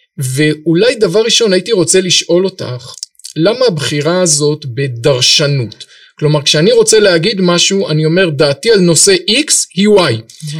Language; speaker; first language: Hebrew; native; Hebrew